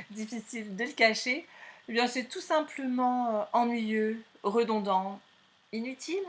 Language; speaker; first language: French; native; French